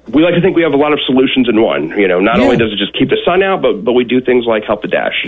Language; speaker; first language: English; native; English